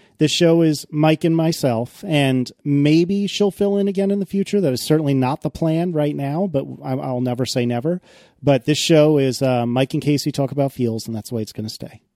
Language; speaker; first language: English; native; English